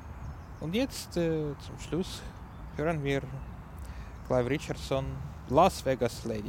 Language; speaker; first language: German; non-native, learner; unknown